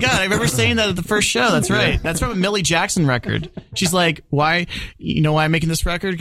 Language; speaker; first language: English; native; English